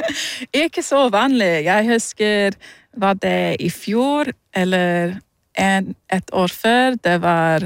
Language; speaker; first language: Norwegian; non-native, fluent; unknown